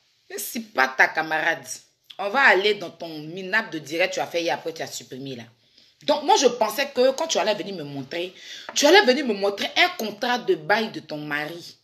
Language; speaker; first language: French; native; French